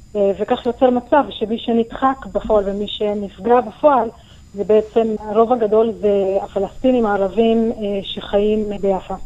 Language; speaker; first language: Hebrew; non-native, local second language; Arabic